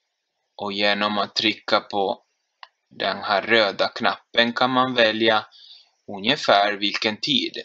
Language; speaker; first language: Swedish; non-native, fluent; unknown